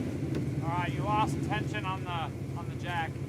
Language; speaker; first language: English; native; English